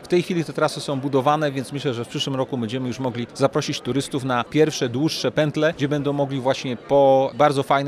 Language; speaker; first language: Polish; native; Polish